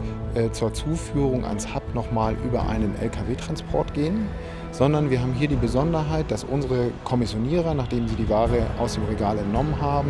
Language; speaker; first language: German; native; German